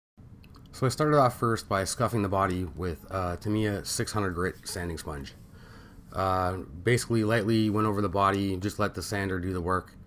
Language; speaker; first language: English; native; English